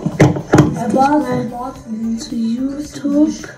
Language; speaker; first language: German; early bilingual, other home language; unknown